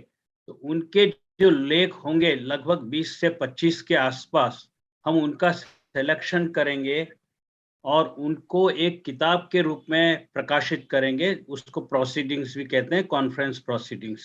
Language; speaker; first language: Hindi; native; Hindi